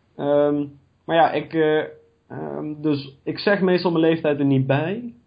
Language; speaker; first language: Dutch; native; Dutch